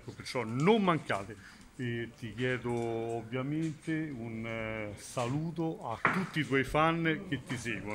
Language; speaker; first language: Italian; native; Italian